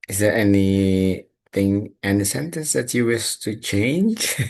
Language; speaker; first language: English; non-native, fluent; Indonesian